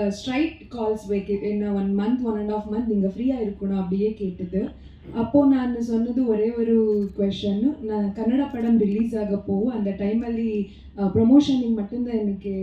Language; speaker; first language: Tamil; non-native, local second language; Kannada